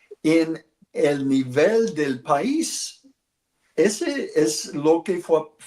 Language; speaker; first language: Spanish; non-native, learner; English